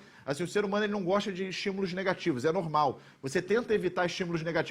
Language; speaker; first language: Portuguese; native; Portuguese